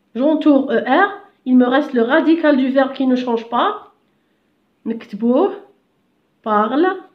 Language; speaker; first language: French; non-native, local second language; Arabic